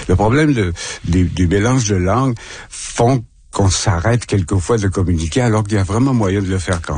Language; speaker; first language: French; native; French